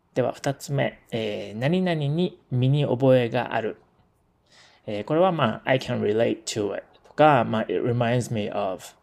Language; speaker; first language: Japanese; native; Japanese